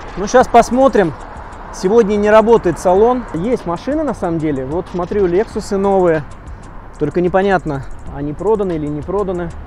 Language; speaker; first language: Russian; native; Russian